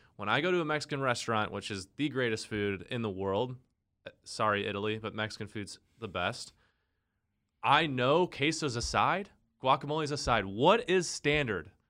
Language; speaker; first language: English; native; English